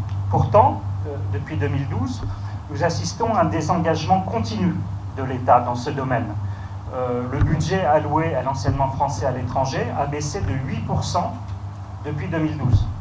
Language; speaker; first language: French; native; French